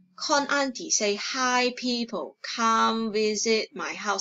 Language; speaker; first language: English; non-native, local second language; Chinese